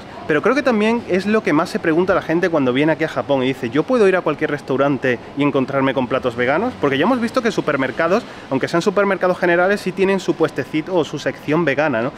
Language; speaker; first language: Spanish; native; Spanish